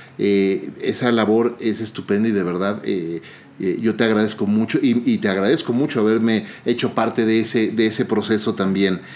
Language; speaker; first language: Spanish; native; Spanish